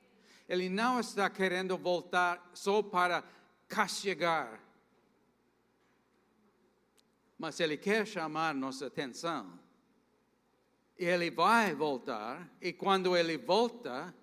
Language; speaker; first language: Portuguese; non-native, fluent; English